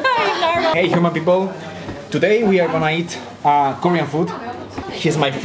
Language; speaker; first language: English; non-native, learner; Spanish